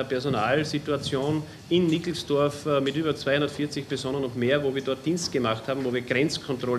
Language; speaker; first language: German; native; German